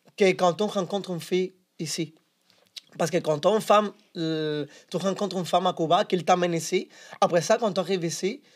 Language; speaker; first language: French; non-native, fluent; Spanish